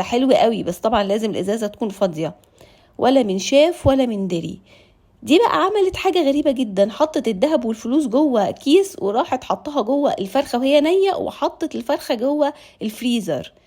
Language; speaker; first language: Arabic; native; Arabic